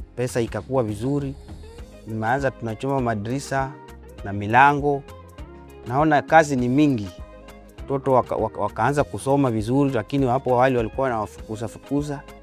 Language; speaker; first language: Swahili; non-native, local second language; Luyia